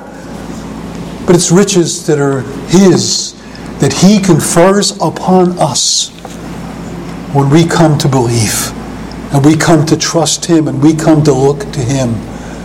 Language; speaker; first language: English; native; English